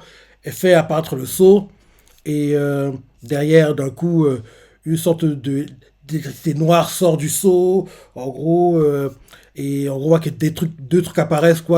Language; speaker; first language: French; native; French